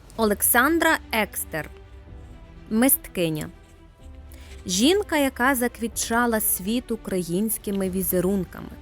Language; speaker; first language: Ukrainian; native; Ukrainian